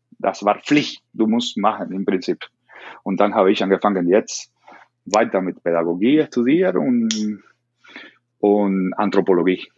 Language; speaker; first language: German; non-native, learner; Spanish